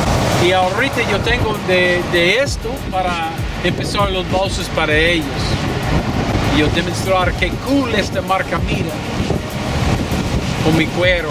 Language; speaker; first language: Spanish; non-native, learner; English